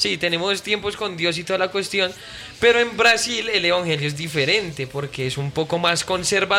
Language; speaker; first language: Spanish; native; Spanish